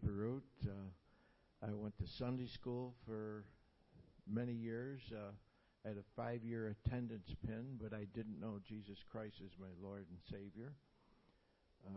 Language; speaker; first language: English; native; English